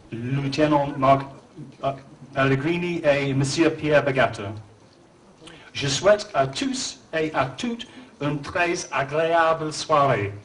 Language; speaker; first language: French; non-native, learner; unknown